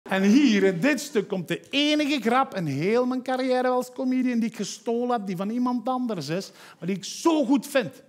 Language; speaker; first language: Dutch; early bilingual, other home language; Turkish